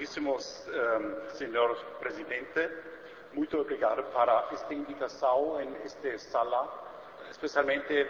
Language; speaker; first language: Portuguese; non-native, learner; German